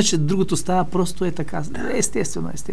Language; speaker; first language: Bulgarian; native; Bulgarian